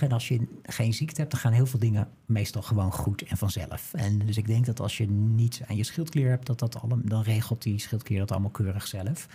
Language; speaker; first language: Dutch; native; Dutch